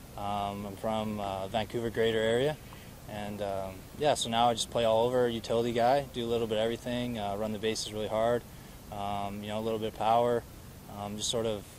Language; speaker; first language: English; native; English